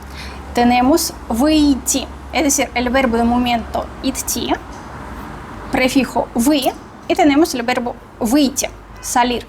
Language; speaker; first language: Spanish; non-native, fluent; Russian